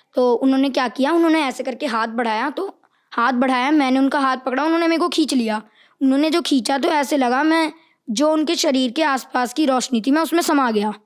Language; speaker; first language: Hindi; native; Hindi